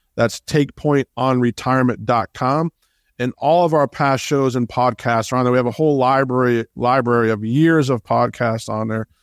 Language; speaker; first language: English; native; English